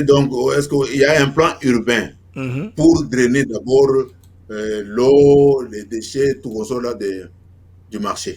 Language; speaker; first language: French; non-native, local second language; Lingala